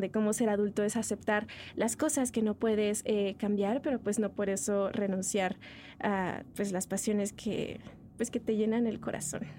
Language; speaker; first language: Spanish; native; Spanish